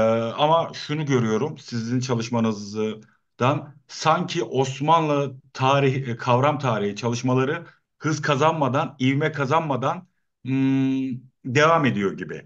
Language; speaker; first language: Turkish; native; Turkish